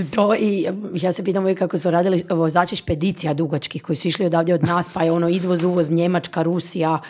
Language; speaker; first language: Croatian; native; Croatian